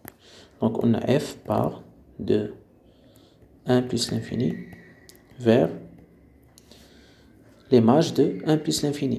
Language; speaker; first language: French; non-native, local second language; Arabic